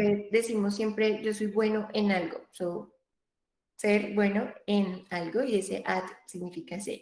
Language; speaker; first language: Spanish; native; Spanish